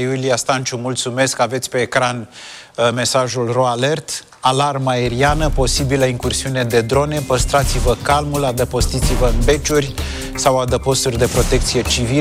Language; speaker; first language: Romanian; native; Romanian